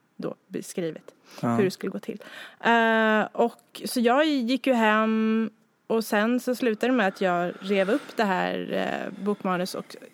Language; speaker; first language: Swedish; native; Swedish